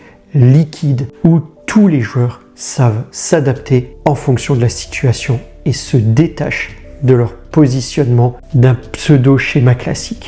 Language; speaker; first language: French; native; French